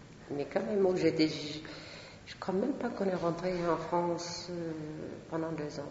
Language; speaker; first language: French; non-native, fluent; Swedish